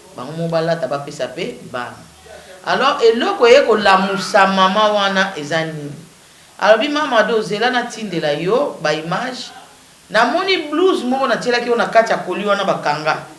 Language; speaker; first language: Lingala; non-native, local second language; Kongo